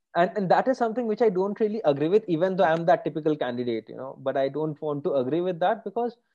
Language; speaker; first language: English; non-native, local second language; Bangla